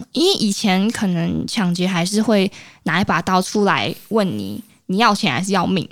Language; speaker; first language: Chinese; native; Chinese